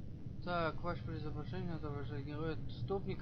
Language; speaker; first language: Russian; native; Russian